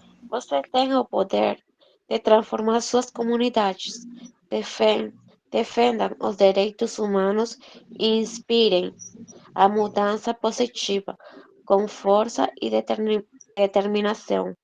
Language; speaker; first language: Portuguese; non-native, fluent; Spanish